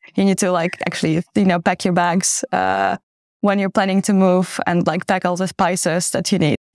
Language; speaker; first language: English; non-native, fluent; Ukrainian